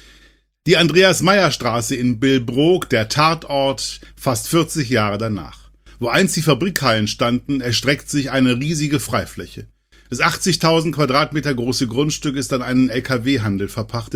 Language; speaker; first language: German; native; German